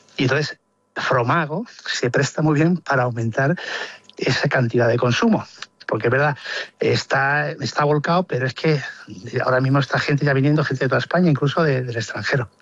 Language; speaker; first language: Spanish; native; Spanish